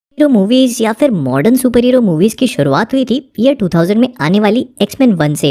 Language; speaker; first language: Hindi; native; Hindi